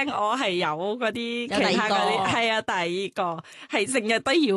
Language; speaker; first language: Cantonese; non-native, learner; Thai